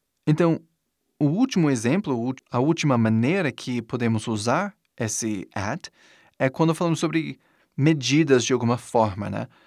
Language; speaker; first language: Portuguese; non-native, fluent; English